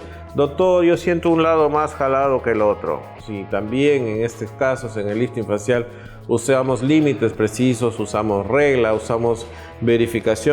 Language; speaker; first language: Spanish; native; Spanish